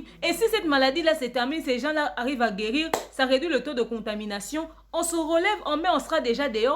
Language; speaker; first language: French; non-native, local second language; Lingala